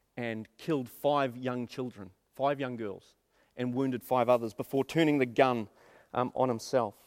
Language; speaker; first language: English; native; English